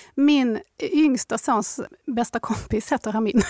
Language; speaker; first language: Swedish; native; Swedish